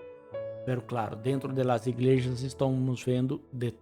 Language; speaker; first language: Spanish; non-native, learner; Portuguese